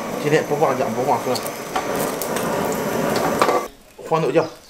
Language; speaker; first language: Chinese; native; Chinese